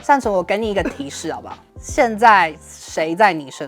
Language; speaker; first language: Chinese; native; Chinese